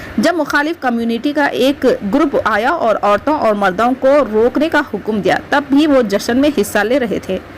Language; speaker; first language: Urdu; native; Urdu